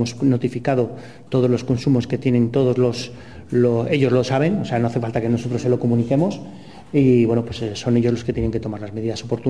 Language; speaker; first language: Spanish; native; Spanish